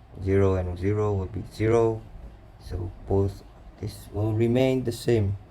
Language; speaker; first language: English; non-native, local second language; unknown